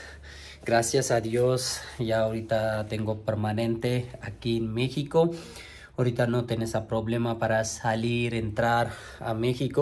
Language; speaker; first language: Spanish; non-native, learner; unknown